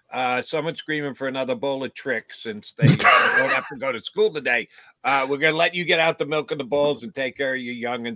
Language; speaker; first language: English; native; English